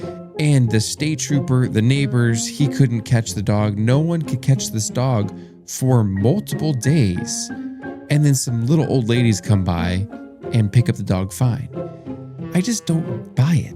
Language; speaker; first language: English; native; English